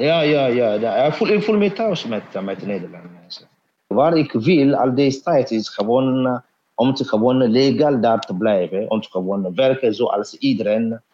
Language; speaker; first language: Dutch; non-native, fluent; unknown